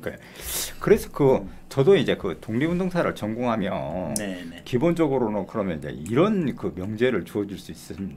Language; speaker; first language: Korean; native; Korean